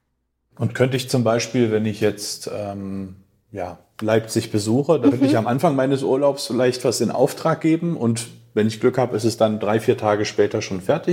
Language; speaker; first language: German; native; German